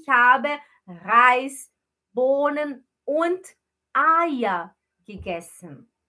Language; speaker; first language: German; non-native, fluent; Portuguese